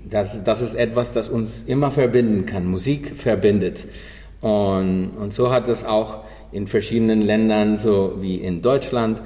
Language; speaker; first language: German; non-native, fluent; Spanish